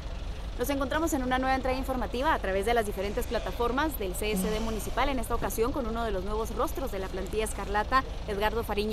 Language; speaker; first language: Spanish; native; Spanish